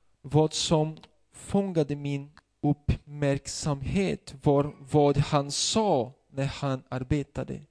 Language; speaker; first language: Swedish; non-native, fluent; Portuguese